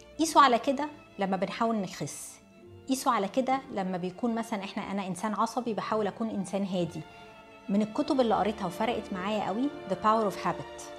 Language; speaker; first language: Arabic; early bilingual, heritage; Arabic